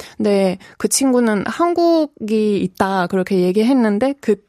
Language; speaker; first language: Korean; non-native, fluent; Italian